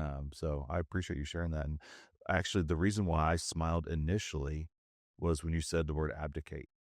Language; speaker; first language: English; native; English